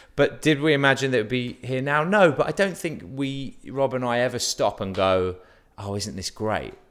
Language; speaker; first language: English; native; English